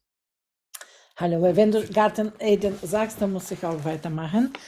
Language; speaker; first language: German; non-native, fluent; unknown